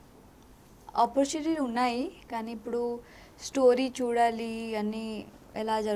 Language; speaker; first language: Telugu; non-native, local second language; Odia